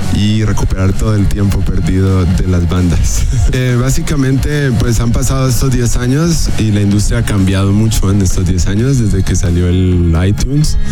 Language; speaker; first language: Spanish; native; Spanish